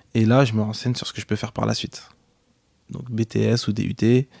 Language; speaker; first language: French; native; French